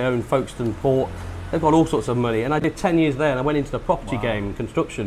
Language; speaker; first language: English; native; English